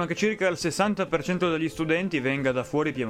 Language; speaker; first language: Italian; native; Italian